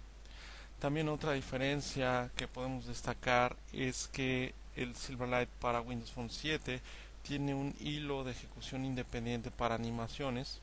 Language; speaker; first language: Spanish; native; Spanish